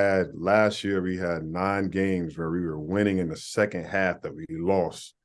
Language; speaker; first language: English; native; English